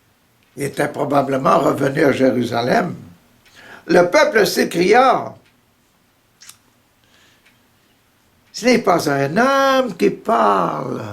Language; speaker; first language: French; native; French